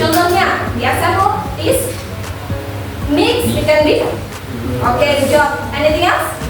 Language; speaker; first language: English; non-native, learner; Indonesian